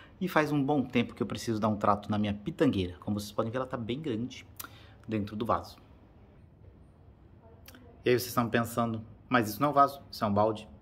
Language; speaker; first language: Portuguese; native; Portuguese